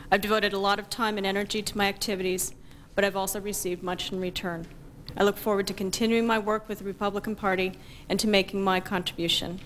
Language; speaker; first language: English; native; English